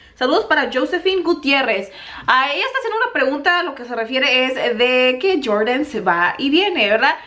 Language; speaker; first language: Spanish; native; Spanish